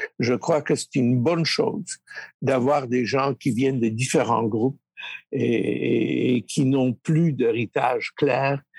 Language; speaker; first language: French; early bilingual, other home language; Polish